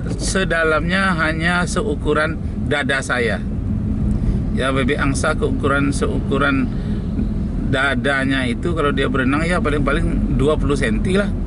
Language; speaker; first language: Indonesian; native; Indonesian